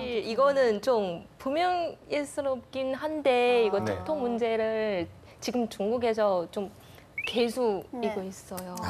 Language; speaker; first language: Korean; non-native, fluent; Chinese